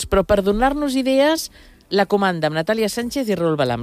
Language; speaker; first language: Catalan; native; Catalan